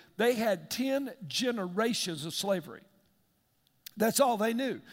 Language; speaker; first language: English; native; English